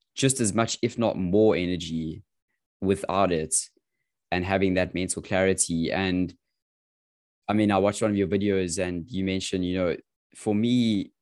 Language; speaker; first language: English; native; English